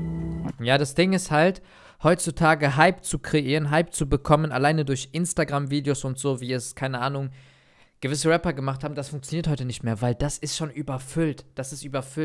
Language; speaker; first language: German; native; German